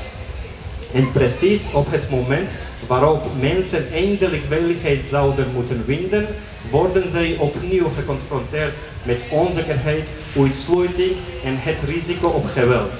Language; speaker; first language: Dutch; non-native, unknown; Georgian